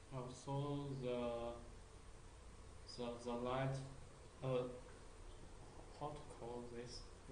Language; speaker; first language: English; non-native, learner; Chinese